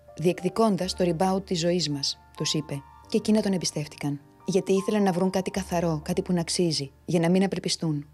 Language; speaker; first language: Greek; native; Greek